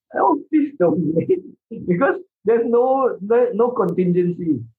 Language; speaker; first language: English; non-native, local second language; Min Nan Chinese